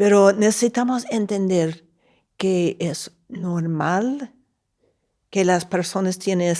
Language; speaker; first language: Spanish; non-native, fluent; English